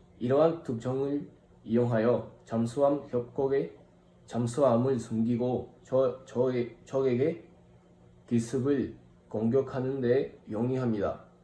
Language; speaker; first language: Korean; non-native, fluent; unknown